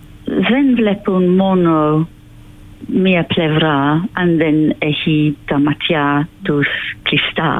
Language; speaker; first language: Greek; non-native, fluent; English